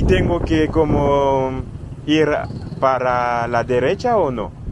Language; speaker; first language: Spanish; non-native, learner; French